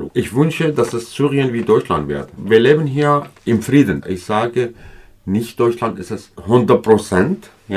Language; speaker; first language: German; non-native, fluent; Kurdish